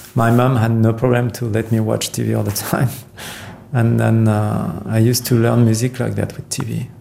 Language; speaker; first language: English; non-native, fluent; French